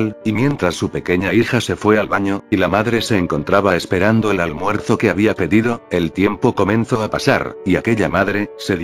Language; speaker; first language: Spanish; native; Spanish